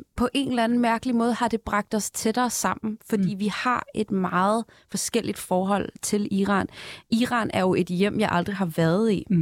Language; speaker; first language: Danish; early bilingual, other home language; Persian